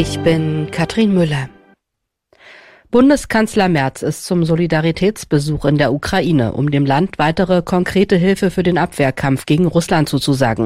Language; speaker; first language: German; native; German